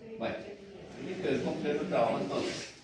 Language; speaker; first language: Spanish; native; Spanish